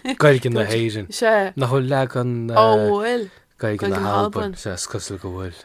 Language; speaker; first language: Irish; non-native, local second language; English